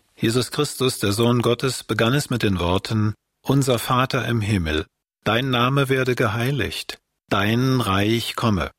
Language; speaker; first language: German; native; German